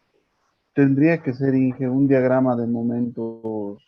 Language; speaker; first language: Spanish; native; Spanish